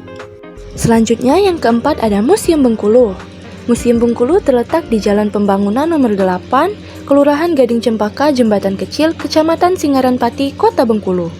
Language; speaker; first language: Indonesian; native; Indonesian